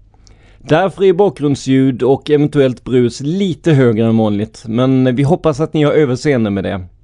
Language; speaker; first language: Swedish; native; Swedish